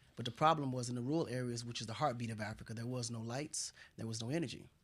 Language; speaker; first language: English; non-native, fluent; Wolof